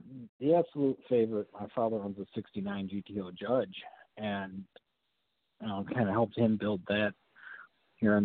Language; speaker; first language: English; native; English